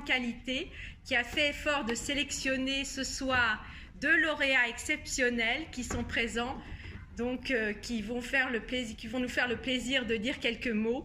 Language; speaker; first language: French; native; French